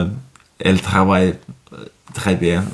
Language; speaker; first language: French; non-native, learner; Finnish